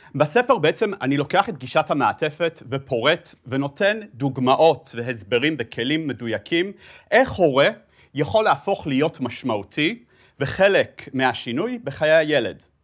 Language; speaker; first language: Hebrew; native; Hebrew